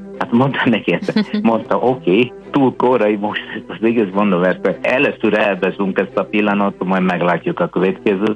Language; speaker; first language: Hungarian; non-native, fluent; Italian